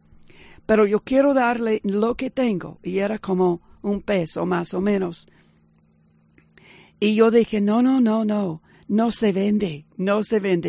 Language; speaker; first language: Spanish; early bilingual, heritage; Spanish